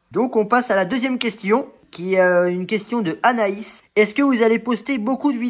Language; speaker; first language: French; native; French